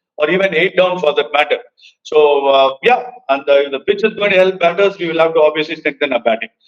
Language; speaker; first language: English; non-native, local second language; Tamil